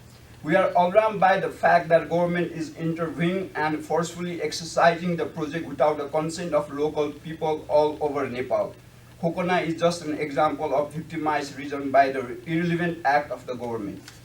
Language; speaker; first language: English; non-native, fluent; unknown